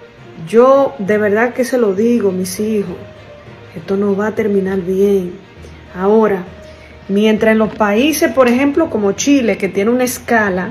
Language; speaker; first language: Spanish; native; Spanish